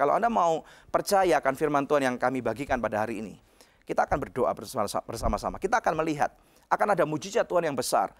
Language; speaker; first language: Indonesian; native; Indonesian